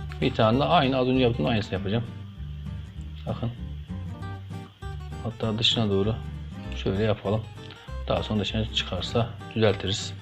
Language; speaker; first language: Turkish; native; Turkish